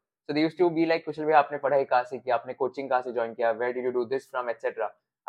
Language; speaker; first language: English; non-native, local second language; Hindi